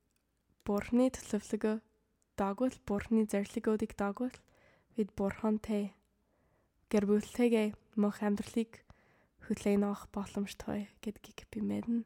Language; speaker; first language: Mongolian; non-native, fluent; English